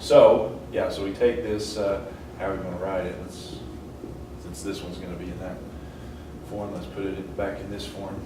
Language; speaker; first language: English; native; English